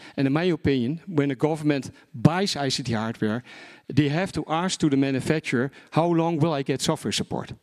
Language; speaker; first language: English; non-native, fluent; Dutch